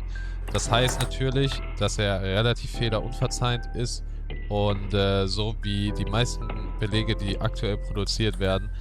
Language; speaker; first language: German; native; German